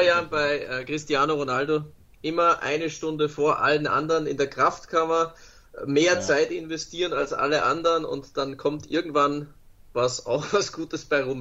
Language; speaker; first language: German; native; German